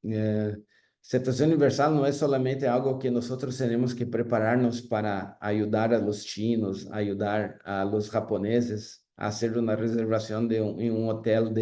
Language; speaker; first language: Spanish; non-native, fluent; Portuguese